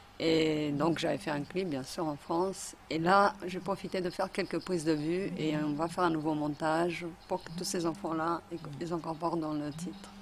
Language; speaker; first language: French; non-native, fluent; Portuguese